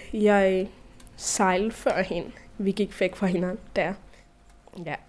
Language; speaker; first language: Danish; non-native, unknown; Tigrinya